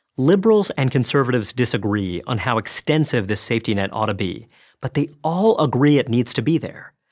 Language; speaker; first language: English; early bilingual, other home language; Bangla